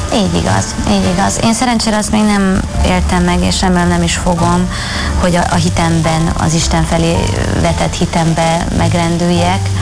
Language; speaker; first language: Hungarian; native; Hungarian